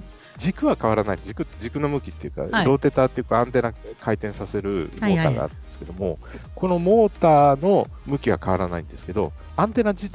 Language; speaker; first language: Japanese; native; Japanese